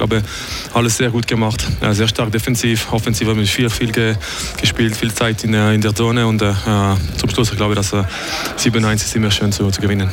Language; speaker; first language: German; non-native, local second language; French